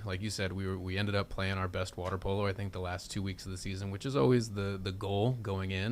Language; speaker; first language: English; native; English